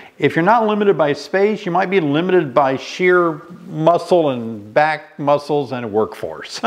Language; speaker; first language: English; native; English